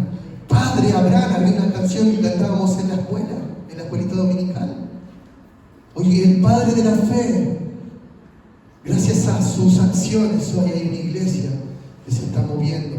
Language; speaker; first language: Spanish; native; Spanish